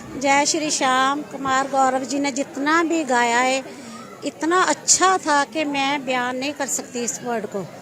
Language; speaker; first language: Hindi; non-native, local second language; Punjabi